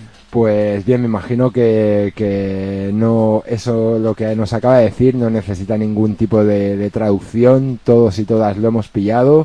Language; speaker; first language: Spanish; native; Spanish